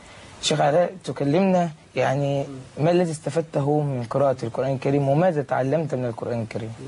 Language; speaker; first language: Arabic; native; Arabic